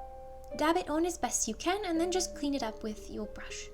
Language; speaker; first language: English; native; English